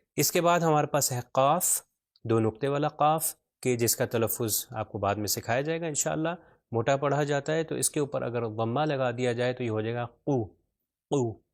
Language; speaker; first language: Urdu; non-native, local second language; Punjabi